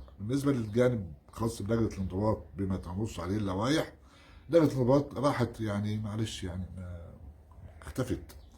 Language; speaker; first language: Arabic; native; Arabic